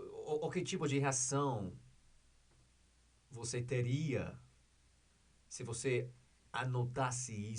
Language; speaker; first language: Portuguese; non-native, learner; English